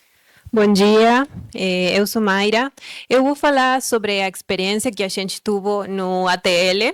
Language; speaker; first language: Portuguese; early bilingual, other home language; Spanish